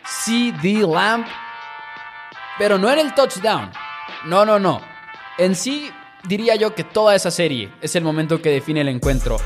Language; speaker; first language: Spanish; native; Spanish